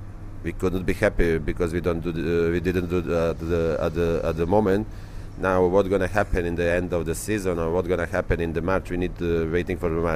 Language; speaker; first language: English; non-native, learner; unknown